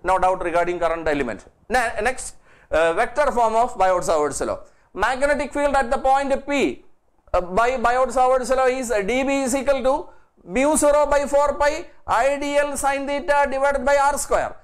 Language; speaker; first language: English; non-native, local second language; Malayalam